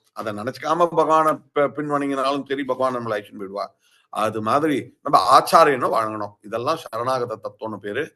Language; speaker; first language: Tamil; early bilingual, heritage; Tamil